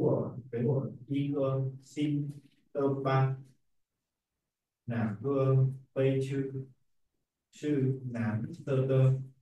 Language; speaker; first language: Chinese; non-native, learner; Vietnamese